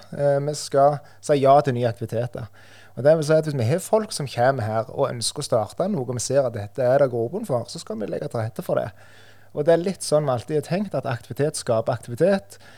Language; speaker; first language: Norwegian; native; Norwegian